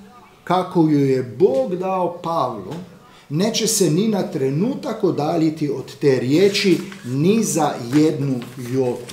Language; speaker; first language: Croatian; native; Croatian